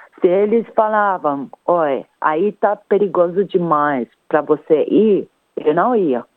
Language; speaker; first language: Portuguese; non-native, fluent; Italian